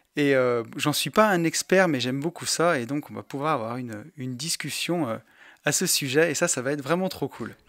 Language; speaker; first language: French; native; French